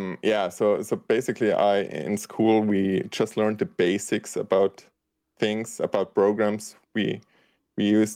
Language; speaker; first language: English; non-native, fluent; German